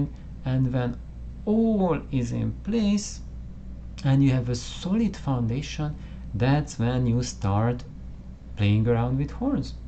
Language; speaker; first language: English; non-native, fluent; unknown